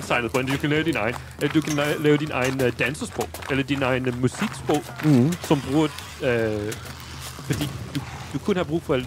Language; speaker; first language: Danish; non-native, fluent; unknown